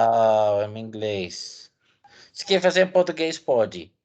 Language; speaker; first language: Portuguese; non-native, fluent; Dutch